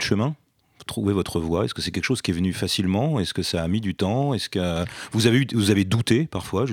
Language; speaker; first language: French; native; French